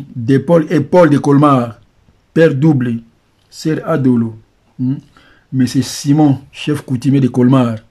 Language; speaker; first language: French; non-native, local second language; Lingala